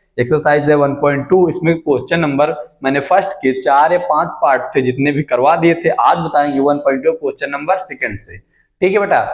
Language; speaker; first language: Hindi; native; Hindi